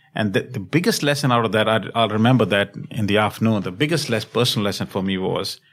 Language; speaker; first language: English; non-native, local second language; Hindi